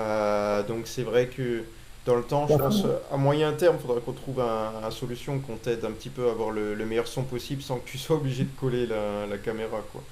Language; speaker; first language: French; native; French